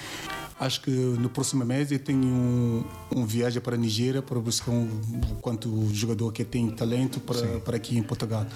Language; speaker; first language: Portuguese; non-native, learner; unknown